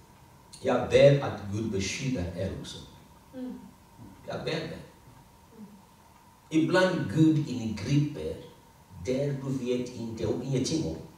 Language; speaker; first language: Swedish; non-native, fluent; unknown